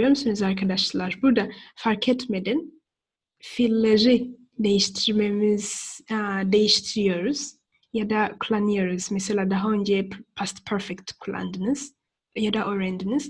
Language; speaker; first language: Turkish; non-native, fluent; English